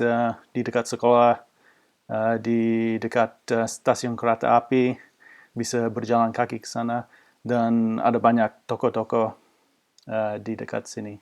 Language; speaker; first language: Indonesian; non-native, fluent; English